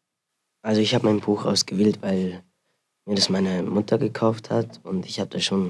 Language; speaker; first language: German; early bilingual, other home language; Spanish